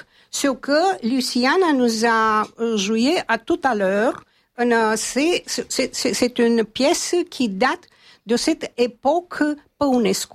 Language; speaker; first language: French; non-native, fluent; Romanian